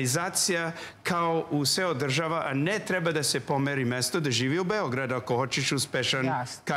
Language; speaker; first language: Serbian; non-native, learner; English